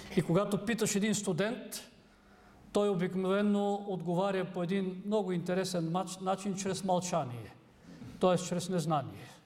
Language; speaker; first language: Bulgarian; native; Bulgarian